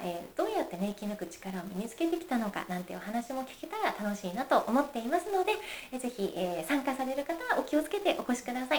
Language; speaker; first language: Japanese; native; Japanese